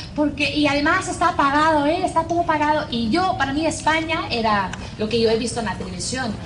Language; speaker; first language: Spanish; non-native, fluent; English